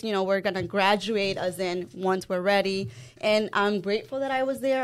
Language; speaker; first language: English; non-native, fluent; Spanish